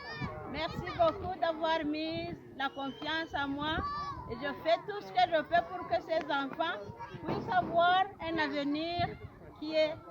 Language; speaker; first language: French; non-native, local second language; Kinyarwanda